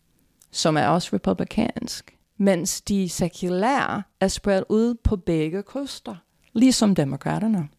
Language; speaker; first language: Danish; non-native, fluent; English